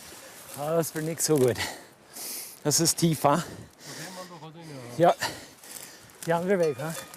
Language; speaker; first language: German; non-native, learner; English